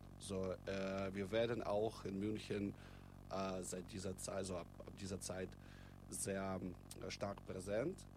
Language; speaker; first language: German; non-native, fluent; Russian